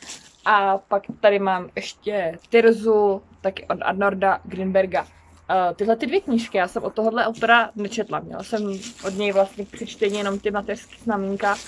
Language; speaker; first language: Czech; native; Czech